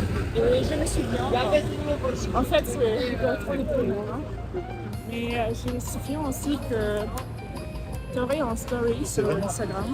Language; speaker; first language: French; non-native, fluent; German